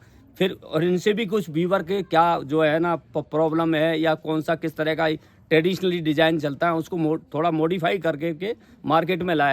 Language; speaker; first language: Hindi; native; Hindi